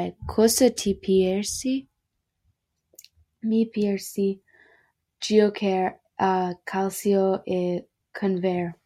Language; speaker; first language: Italian; non-native, learner; Spanish